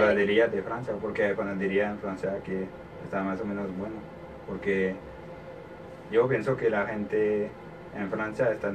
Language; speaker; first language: Spanish; non-native, learner; French